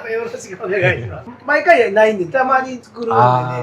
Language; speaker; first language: Japanese; native; Japanese